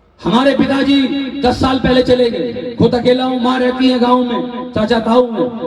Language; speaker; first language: Hindi; native; Hindi